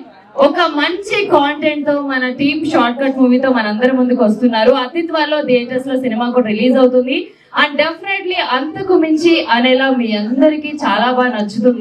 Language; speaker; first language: Telugu; native; Telugu